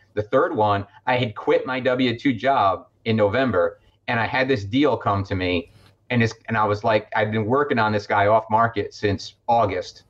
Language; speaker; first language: English; native; English